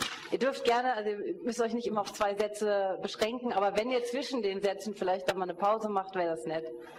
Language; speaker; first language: German; native; German